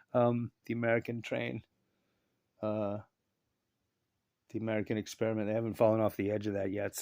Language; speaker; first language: English; native; English